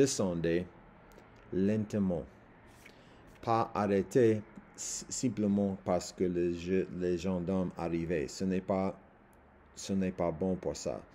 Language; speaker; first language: French; non-native, learner; English